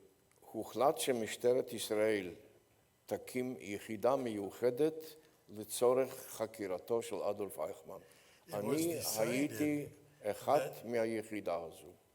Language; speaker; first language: Hebrew; non-native, fluent; Polish